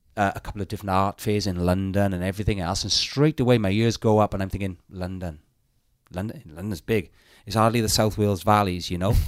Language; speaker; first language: English; native; English